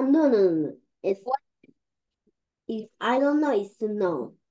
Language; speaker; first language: English; non-native, learner; Korean